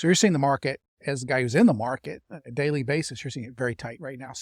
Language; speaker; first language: English; native; English